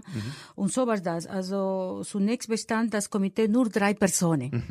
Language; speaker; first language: German; non-native, fluent; Spanish